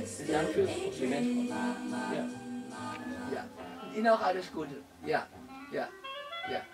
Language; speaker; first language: German; native; German